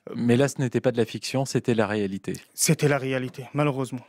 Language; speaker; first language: French; non-native, fluent; Arabic